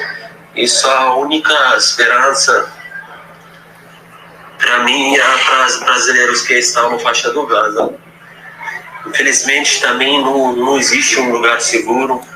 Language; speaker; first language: Portuguese; non-native, fluent; Arabic